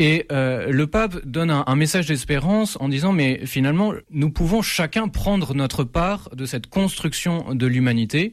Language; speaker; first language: French; native; French